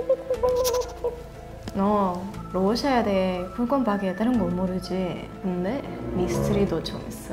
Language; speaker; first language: Korean; non-native, learner; Russian